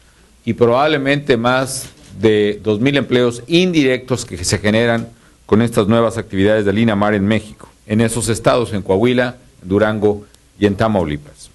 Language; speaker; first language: Spanish; native; Spanish